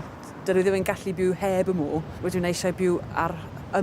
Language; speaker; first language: Welsh; non-native, local second language; English